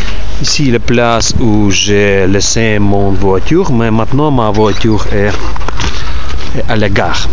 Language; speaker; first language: French; non-native, learner; Ukrainian